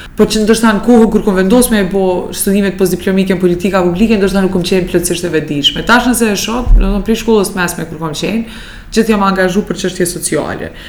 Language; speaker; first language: Albanian; native; Albanian